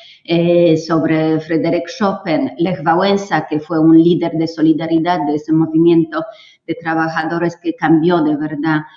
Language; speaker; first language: Spanish; non-native, fluent; Polish